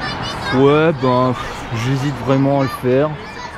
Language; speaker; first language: French; native; French